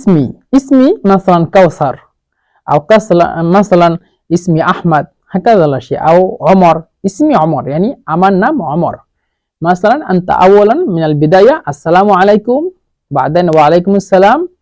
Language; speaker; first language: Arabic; non-native, fluent; Bangla